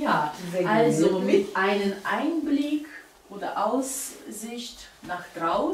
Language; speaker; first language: German; non-native, fluent; Russian